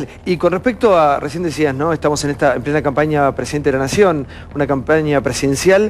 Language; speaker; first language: Spanish; native; Spanish